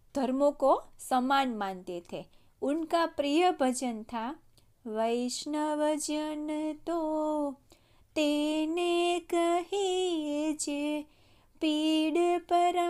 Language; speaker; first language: Hindi; non-native, local second language; Gujarati